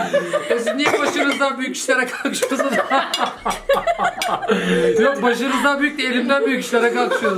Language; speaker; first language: Turkish; native; Turkish